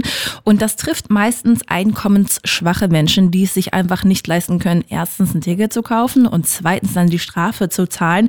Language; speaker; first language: German; native; German